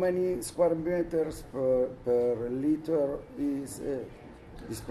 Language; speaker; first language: English; non-native, learner; Spanish